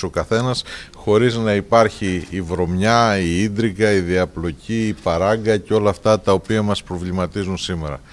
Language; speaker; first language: Greek; native; Greek